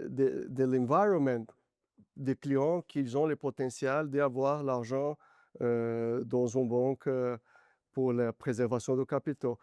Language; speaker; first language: French; non-native, fluent; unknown